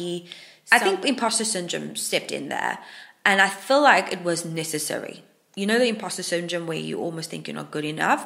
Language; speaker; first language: English; native; English